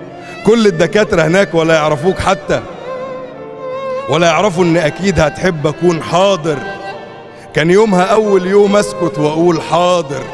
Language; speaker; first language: Arabic; native; Arabic